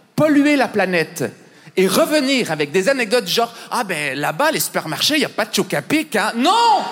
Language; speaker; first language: French; native; French